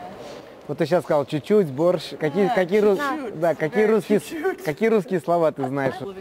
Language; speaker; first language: Russian; native; Russian